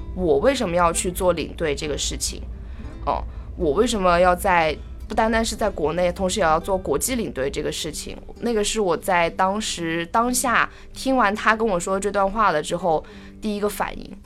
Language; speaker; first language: Chinese; native; Chinese